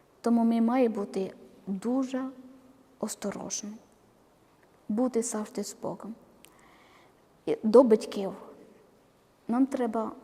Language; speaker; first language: Ukrainian; non-native, learner; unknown